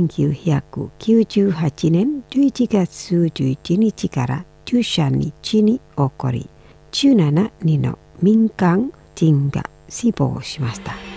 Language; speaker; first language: Japanese; non-native, fluent; Indonesian